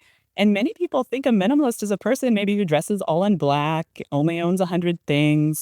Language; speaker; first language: English; native; English